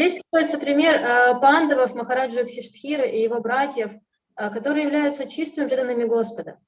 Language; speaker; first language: Russian; native; Russian